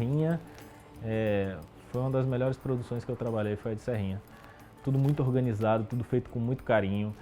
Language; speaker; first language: Portuguese; native; Portuguese